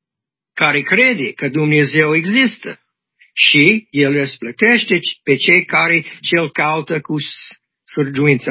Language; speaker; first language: Romanian; non-native, learner; English